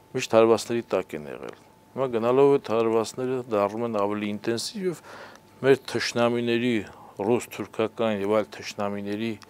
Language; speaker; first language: Armenian; native; Armenian